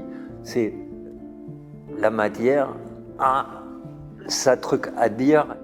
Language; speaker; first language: French; non-native, fluent; German